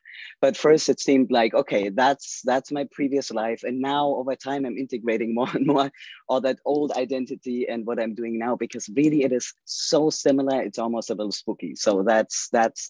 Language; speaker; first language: English; non-native, fluent; German